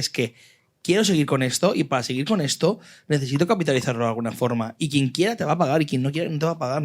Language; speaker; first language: Spanish; native; Spanish